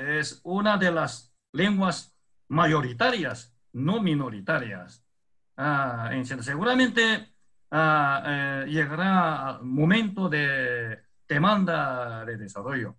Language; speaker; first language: Spanish; non-native, fluent; Chinese